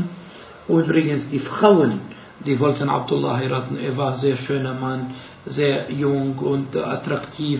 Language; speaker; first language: German; non-native, fluent; Arabic